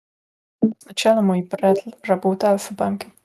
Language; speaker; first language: Russian; non-native, learner; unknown